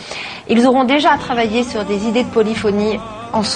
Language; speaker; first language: French; native; French